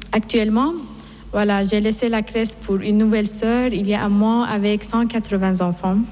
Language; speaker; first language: French; non-native, fluent; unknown